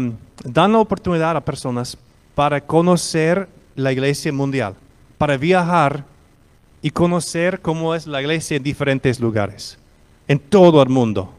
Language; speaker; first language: Spanish; non-native, fluent; English